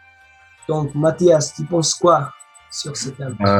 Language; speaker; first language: French; non-native, learner; Spanish